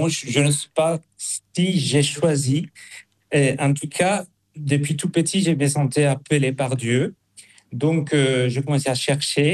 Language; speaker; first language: French; non-native, fluent; Spanish